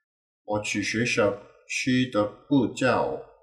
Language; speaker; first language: Chinese; non-native, learner; Korean